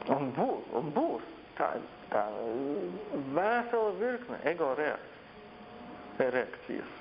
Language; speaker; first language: Latvian; early bilingual, heritage; Latvian